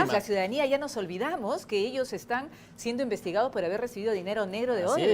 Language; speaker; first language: Spanish; native; Spanish